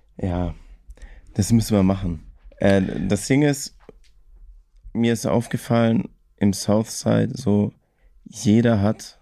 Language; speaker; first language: German; native; German